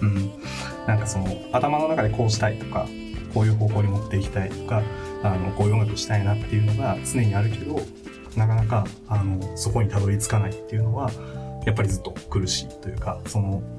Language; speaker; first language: Japanese; native; Japanese